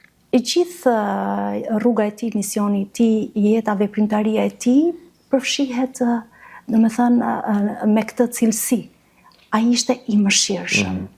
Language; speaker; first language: Albanian; native; Albanian